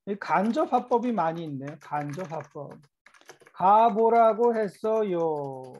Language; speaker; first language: Korean; native; Korean